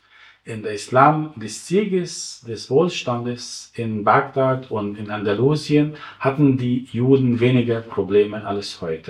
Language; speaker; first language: German; non-native, fluent; Arabic